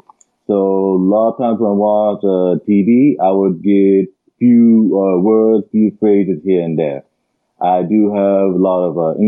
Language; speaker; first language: English; early bilingual, other home language; Arabic